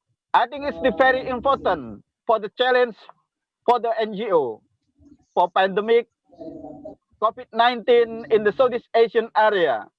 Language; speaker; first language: English; non-native, local second language; Indonesian